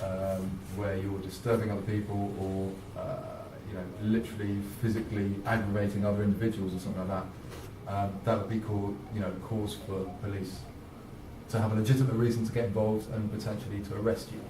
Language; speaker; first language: English; native; English